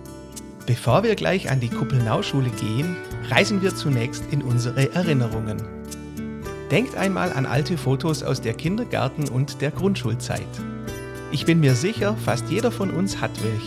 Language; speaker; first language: German; native; German